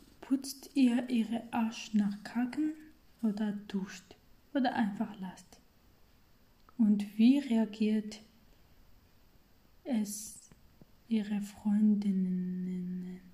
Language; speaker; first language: German; non-native, learner; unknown